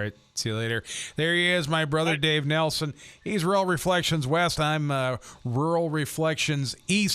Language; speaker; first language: English; native; English